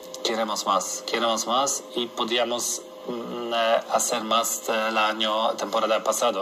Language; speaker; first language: Spanish; non-native, learner; Polish